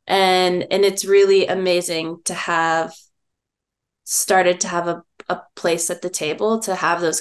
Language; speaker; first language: English; native; English